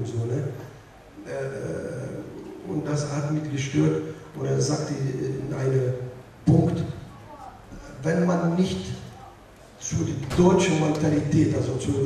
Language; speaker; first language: German; non-native, learner; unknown